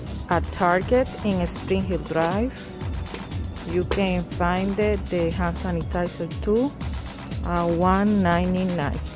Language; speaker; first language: English; non-native, learner; Spanish